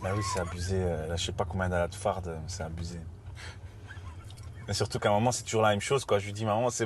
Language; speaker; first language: French; native; French